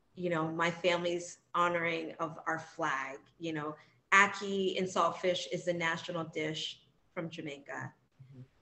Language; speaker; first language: English; native; English